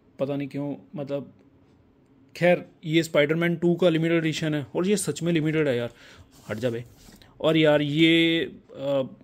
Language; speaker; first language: Hindi; non-native, local second language; Punjabi